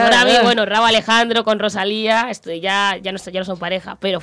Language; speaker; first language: Spanish; native; Spanish